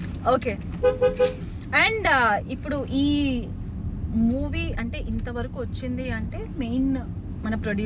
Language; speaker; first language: Telugu; native; Telugu